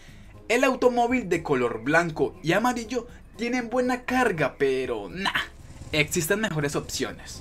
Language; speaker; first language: Spanish; native; Spanish